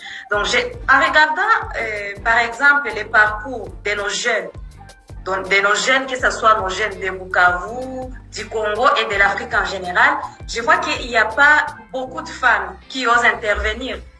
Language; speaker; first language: French; non-native, local second language; Swahili